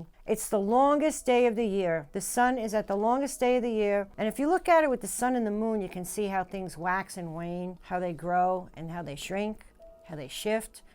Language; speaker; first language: English; native; English